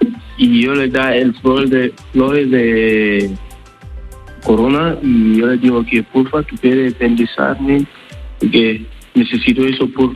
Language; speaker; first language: Spanish; non-native, learner; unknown